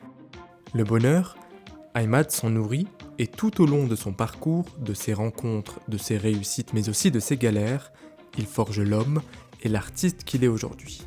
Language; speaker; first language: French; native; French